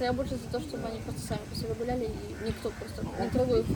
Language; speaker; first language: Russian; native; Russian